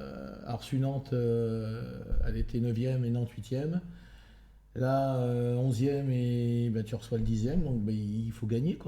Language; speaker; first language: French; native; French